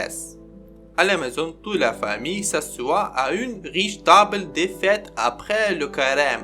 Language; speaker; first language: French; non-native, learner; Ukrainian